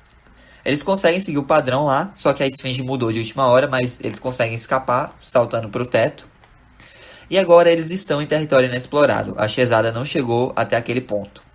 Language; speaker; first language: Portuguese; native; Portuguese